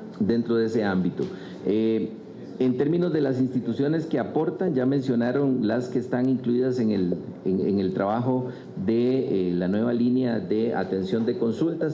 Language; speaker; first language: Spanish; native; Spanish